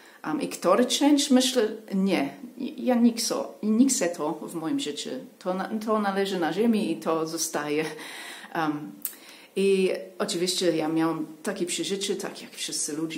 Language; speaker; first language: Polish; non-native, learner; English